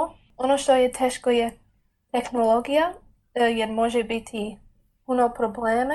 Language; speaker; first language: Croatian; early bilingual, heritage; Croatian